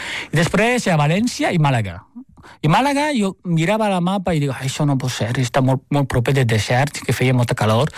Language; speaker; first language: Catalan; non-native, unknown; Chinese